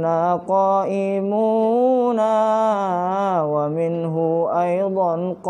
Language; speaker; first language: Arabic; non-native, fluent; Indonesian